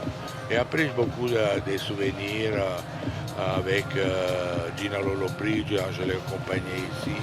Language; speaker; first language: French; non-native, fluent; Italian